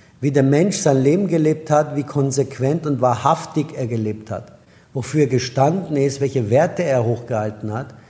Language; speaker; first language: German; non-native, fluent; Persian